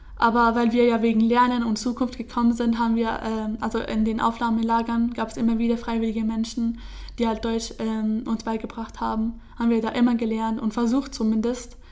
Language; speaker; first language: German; early bilingual, other home language; Kurdish